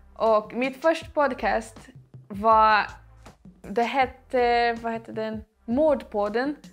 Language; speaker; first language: Swedish; non-native, learner; Portuguese